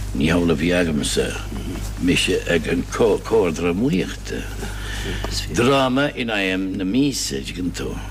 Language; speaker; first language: Irish; non-native, fluent; English